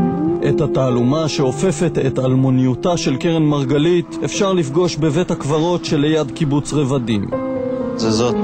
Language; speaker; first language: Hebrew; native; Hebrew